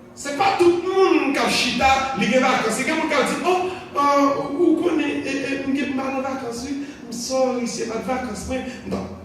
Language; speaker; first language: French; non-native, local second language; Haitian Creole